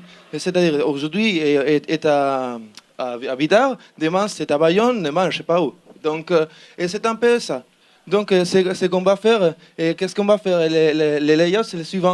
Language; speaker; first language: French; non-native, learner; Spanish